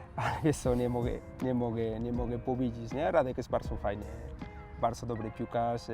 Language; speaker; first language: Polish; non-native, learner; Spanish